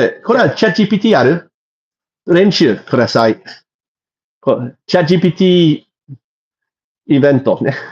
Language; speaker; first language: Japanese; non-native, learner; English